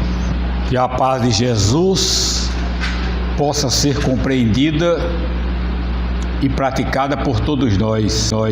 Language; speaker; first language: Portuguese; native; Portuguese